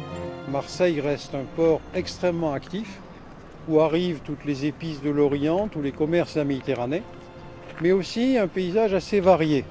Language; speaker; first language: French; native; French